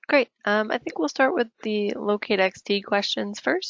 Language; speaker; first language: English; native; English